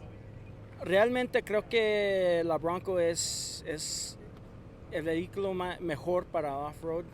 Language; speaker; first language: Spanish; early bilingual, other home language; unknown